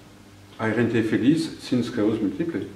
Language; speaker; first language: Spanish; non-native, fluent; French